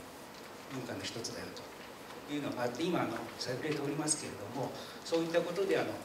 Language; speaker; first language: Japanese; native; Japanese